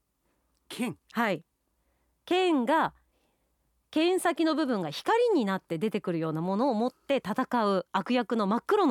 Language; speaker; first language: Japanese; native; Japanese